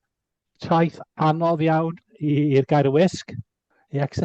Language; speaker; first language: Welsh; native; Welsh